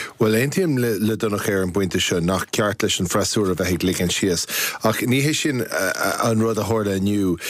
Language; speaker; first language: Irish; non-native, local second language; English